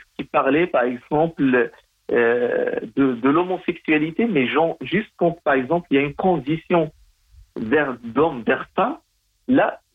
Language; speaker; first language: French; non-native, local second language; Arabic